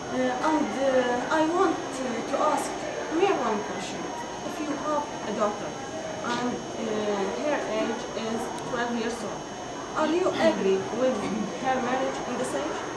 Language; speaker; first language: English; non-native, learner; Arabic